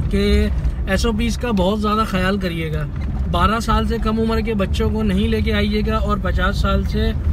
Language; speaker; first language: Urdu; native; Urdu